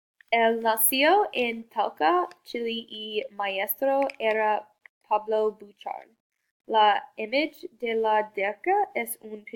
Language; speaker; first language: Spanish; non-native, learner; English